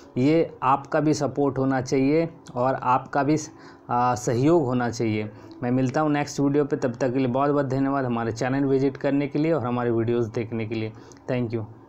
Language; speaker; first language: Hindi; native; Hindi